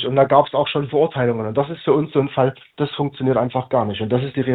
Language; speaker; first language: German; native; German